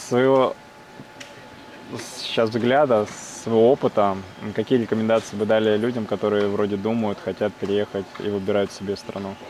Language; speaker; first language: Russian; native; Russian